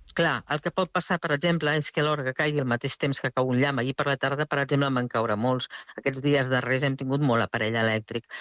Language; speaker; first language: Catalan; native; Catalan